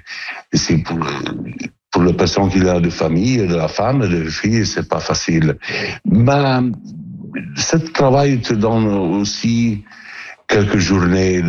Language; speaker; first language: French; non-native, learner; Italian